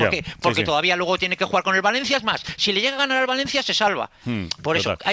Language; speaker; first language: Spanish; native; Spanish